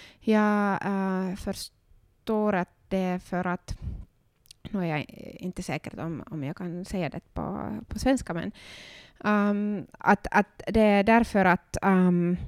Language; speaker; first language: Swedish; non-native, local second language; Finnish